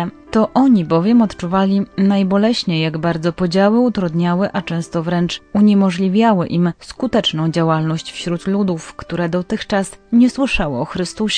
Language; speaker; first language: Polish; native; Polish